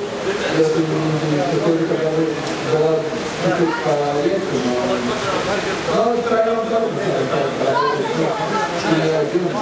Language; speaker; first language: Russian; non-native, learner; Latvian